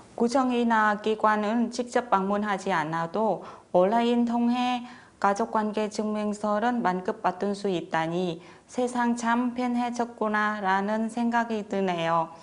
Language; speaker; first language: Korean; non-native, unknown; Vietnamese